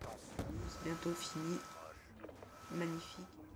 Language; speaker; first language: French; native; French